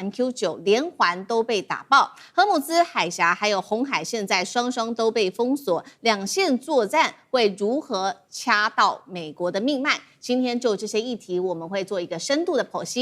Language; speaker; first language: Chinese; native; Chinese